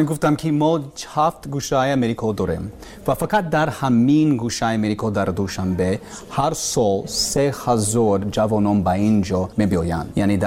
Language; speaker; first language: Persian; non-native, learner; English